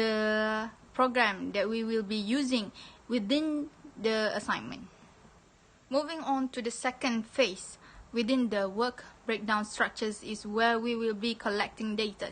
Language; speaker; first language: English; non-native, local second language; Malay